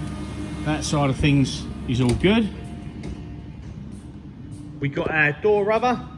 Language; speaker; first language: English; native; English